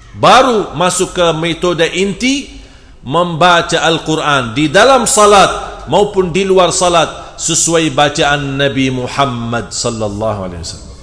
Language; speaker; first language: Indonesian; non-native, fluent; Arabic